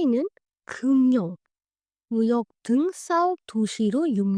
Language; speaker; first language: Korean; non-native, fluent; Hindi